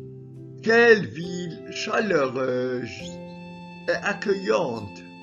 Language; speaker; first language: French; non-native, local second language; Arabic